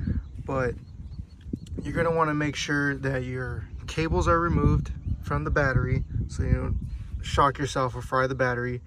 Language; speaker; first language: English; native; English